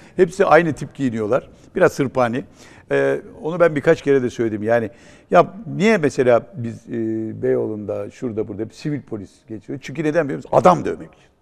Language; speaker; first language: Turkish; native; Turkish